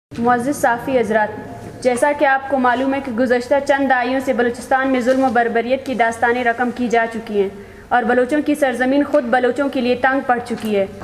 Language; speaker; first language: Urdu; non-native, local second language; Baluchi